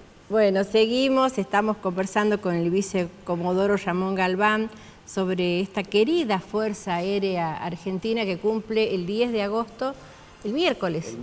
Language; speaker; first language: Spanish; native; Spanish